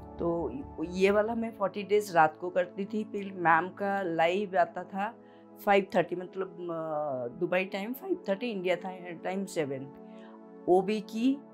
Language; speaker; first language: Hindi; non-native, local second language; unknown